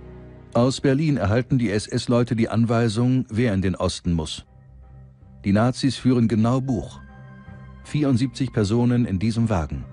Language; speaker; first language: German; native; German